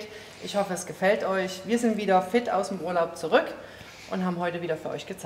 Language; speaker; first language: German; native; German